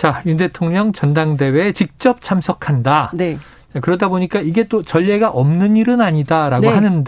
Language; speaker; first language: Korean; native; Korean